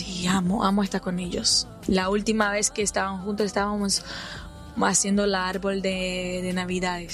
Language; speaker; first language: Spanish; non-native, fluent; Portuguese